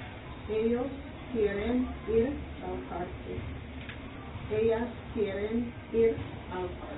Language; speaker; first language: Spanish; non-native, learner; English